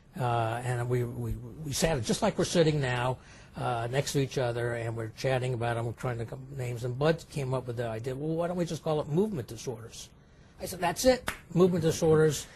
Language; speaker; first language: English; native; English